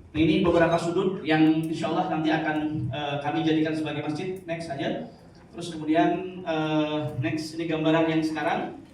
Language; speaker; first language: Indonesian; native; Indonesian